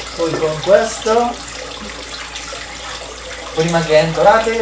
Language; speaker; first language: Italian; non-native, learner; Japanese